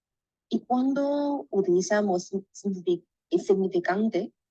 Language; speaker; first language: Spanish; non-native, learner; Chinese